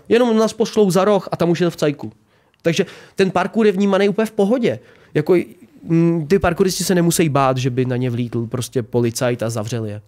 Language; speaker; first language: Czech; early bilingual, other home language; Ukrainian